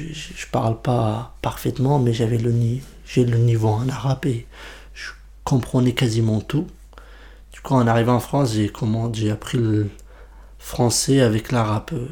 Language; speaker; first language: French; non-native, fluent; Kurdish